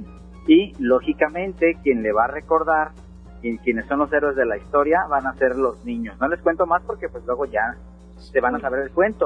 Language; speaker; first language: Spanish; native; Spanish